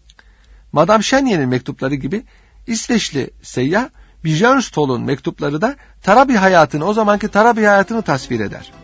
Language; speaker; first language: Turkish; native; Turkish